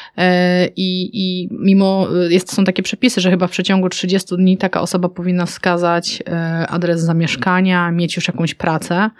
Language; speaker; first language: Polish; native; Polish